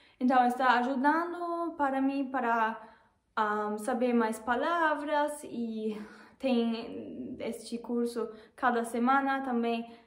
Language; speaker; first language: Portuguese; non-native, learner; German